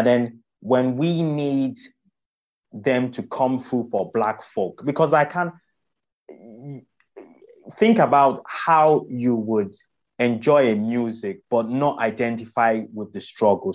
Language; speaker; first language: English; non-native, local second language; Yoruba